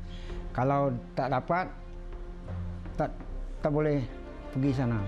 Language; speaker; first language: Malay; non-native, local second language; Iban